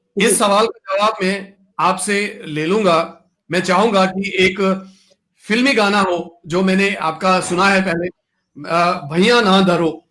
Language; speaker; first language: Hindi; non-native, local second language; Kashmiri